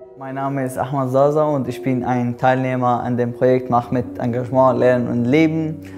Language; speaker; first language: German; non-native, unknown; Arabic